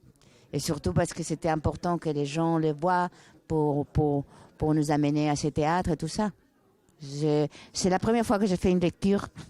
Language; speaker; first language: French; non-native, fluent; Spanish